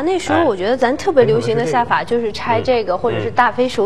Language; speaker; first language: Chinese; native; Chinese